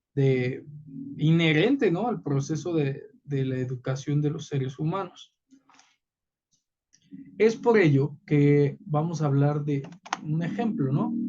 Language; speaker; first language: Spanish; native; Spanish